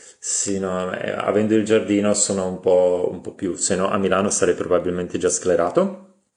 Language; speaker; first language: Italian; non-native, fluent; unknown